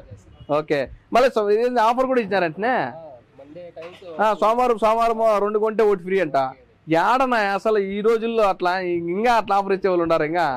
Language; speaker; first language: Telugu; native; Telugu